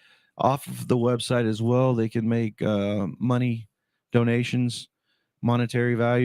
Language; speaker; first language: English; native; English